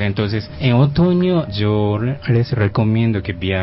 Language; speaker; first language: Spanish; non-native, fluent; Japanese